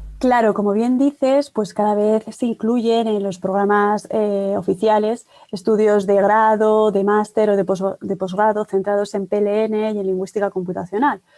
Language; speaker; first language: Spanish; native; Spanish